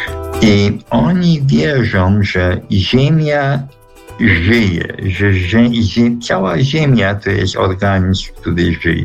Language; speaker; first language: Polish; early bilingual, heritage; Polish